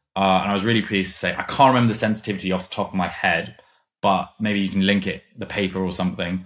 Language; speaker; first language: English; non-native, fluent; German